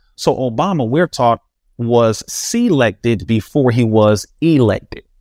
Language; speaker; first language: English; native; English